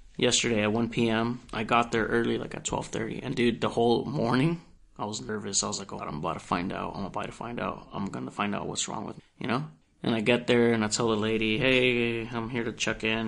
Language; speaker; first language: English; early bilingual, other home language; Spanish